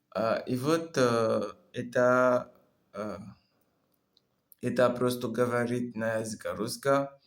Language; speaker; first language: Russian; non-native, learner; French